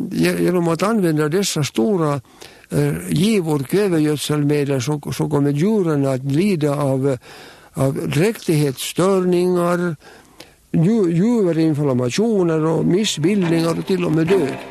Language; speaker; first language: Swedish; native; Swedish